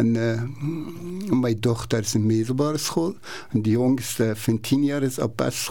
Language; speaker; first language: Dutch; non-native, learner; Persian